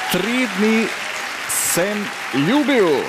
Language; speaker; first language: Slovenian; native; Slovenian